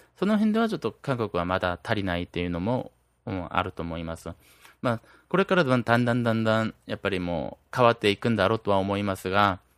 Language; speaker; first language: Japanese; non-native, fluent; Korean